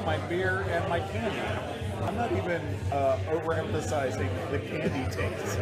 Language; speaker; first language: English; native; English